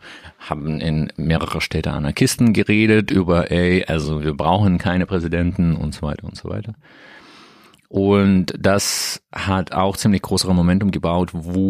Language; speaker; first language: German; non-native, learner; Russian